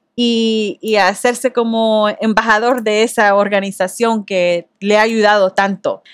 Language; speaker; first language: Spanish; early bilingual, heritage; Spanish